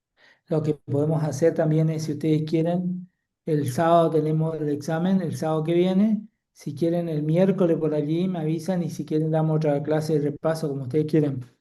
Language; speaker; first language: Spanish; native; Spanish